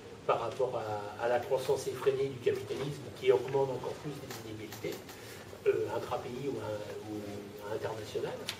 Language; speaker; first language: French; native; French